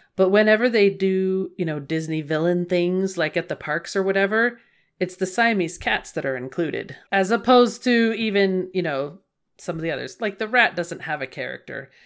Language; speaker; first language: English; native; English